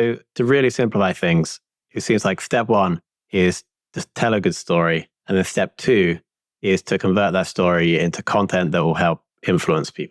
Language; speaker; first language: English; native; English